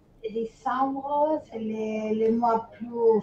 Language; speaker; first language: French; non-native, fluent; Spanish